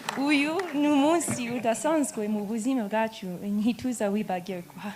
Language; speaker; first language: Kinyarwanda; non-native, learner; English